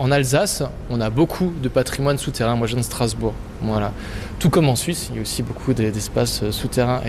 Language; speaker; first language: French; native; French